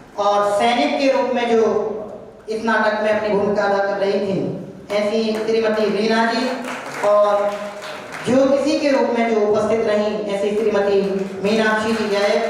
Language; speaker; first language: Hindi; native; Hindi